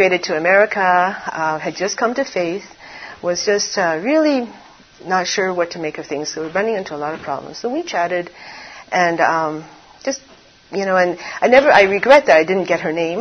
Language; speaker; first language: English; native; English